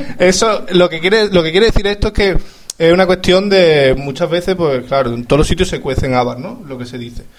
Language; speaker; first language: Spanish; native; Spanish